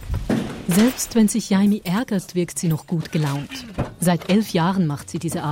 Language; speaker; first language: German; native; German